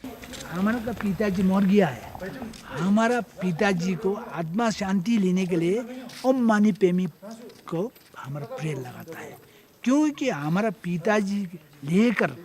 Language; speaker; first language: Hindi; non-native, local second language; Nepali